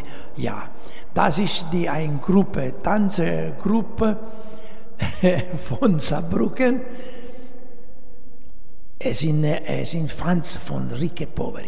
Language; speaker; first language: German; non-native, fluent; Italian